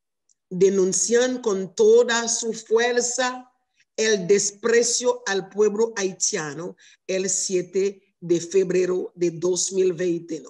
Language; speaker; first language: Spanish; non-native, learner; Haitian Creole